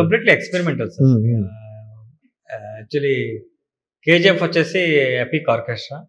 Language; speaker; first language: Telugu; non-native, learner; Kannada